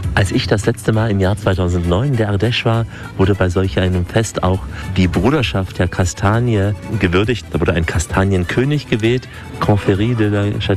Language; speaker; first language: German; native; German